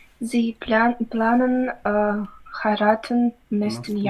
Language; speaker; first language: German; non-native, learner; Ukrainian